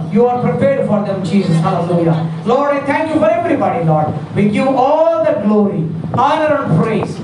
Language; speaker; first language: English; non-native, local second language; Telugu